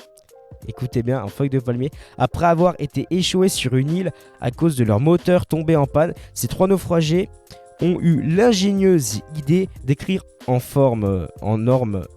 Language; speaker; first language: French; native; French